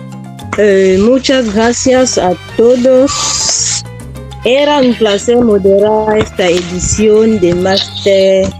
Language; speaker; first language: Spanish; non-native, fluent; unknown